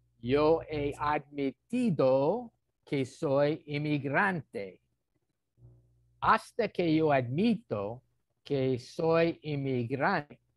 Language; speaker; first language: Spanish; non-native, fluent; English